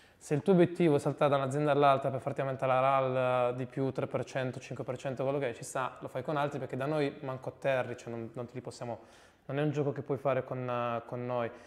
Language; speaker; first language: Italian; early bilingual, other home language; Arabic